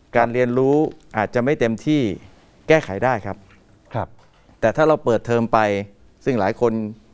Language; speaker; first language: Thai; native; Thai